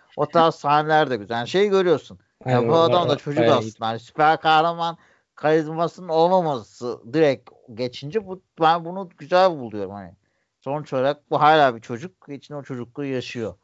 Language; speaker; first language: Turkish; native; Turkish